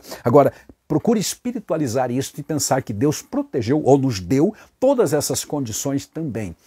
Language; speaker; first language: Portuguese; native; Portuguese